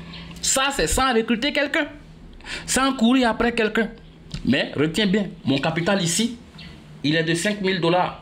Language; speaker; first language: French; native; French